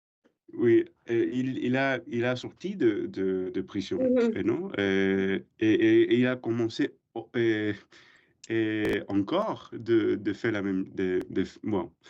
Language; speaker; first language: French; non-native, learner; English